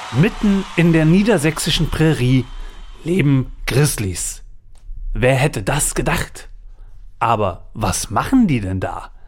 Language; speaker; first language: German; native; German